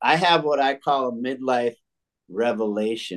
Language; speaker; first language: English; native; English